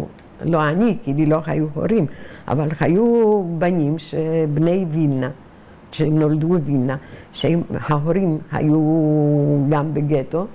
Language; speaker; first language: Hebrew; non-native, fluent; Yiddish